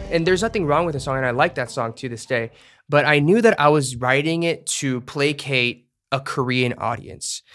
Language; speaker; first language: English; native; English